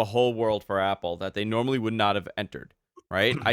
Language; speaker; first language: English; native; English